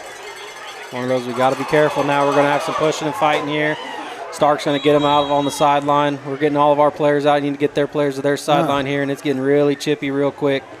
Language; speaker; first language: English; native; English